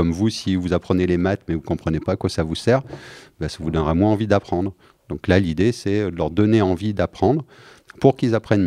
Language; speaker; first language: French; native; French